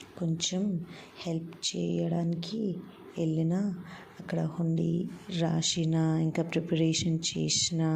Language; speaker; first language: Telugu; non-native, local second language; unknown